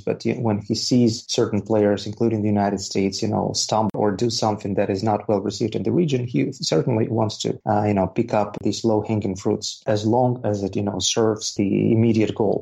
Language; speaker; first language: English; non-native, fluent; Russian